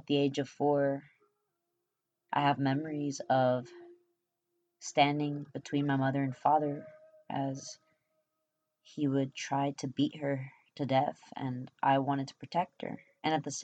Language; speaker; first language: English; early bilingual, other home language; Spanish